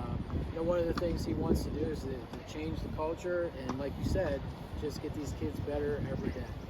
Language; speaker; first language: English; native; English